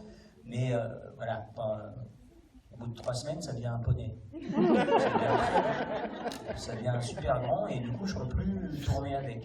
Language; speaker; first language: French; native; French